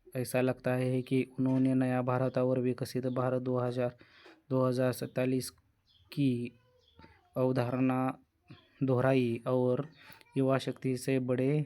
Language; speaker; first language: Hindi; non-native, local second language; Marathi